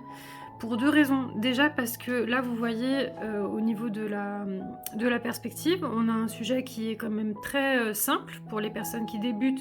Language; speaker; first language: French; native; French